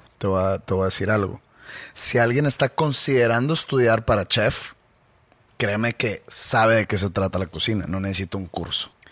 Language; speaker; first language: Spanish; native; Spanish